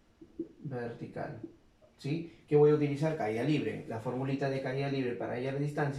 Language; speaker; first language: Spanish; native; Spanish